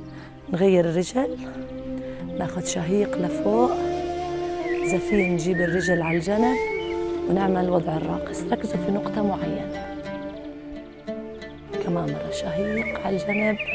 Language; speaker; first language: Arabic; native; Arabic